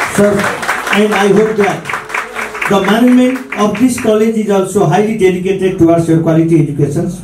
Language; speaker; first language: English; non-native, local second language; Nepali